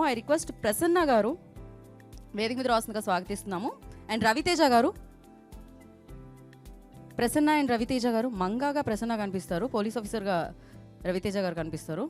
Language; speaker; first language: Telugu; native; Telugu